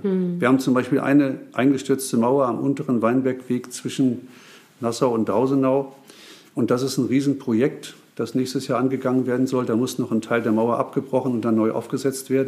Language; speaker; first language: German; native; German